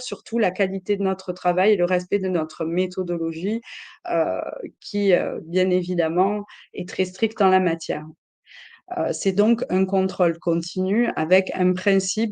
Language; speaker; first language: French; native; French